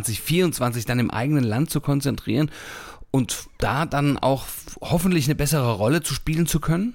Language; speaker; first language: German; native; German